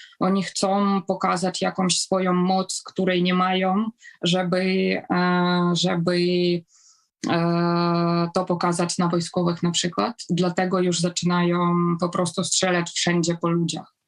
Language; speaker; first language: Polish; non-native, fluent; Ukrainian